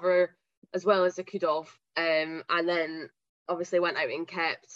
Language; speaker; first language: English; native; English